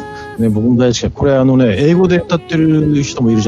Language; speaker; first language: Japanese; native; Japanese